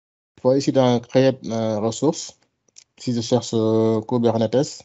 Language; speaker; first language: French; non-native, local second language; Wolof